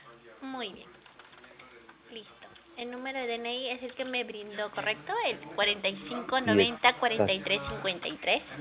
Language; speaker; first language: Spanish; native; Spanish